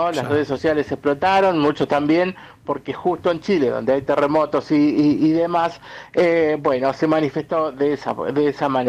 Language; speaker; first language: Spanish; native; Spanish